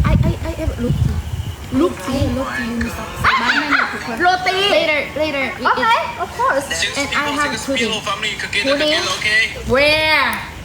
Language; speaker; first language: English; non-native, learner; Thai